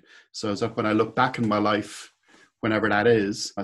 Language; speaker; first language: English; native; English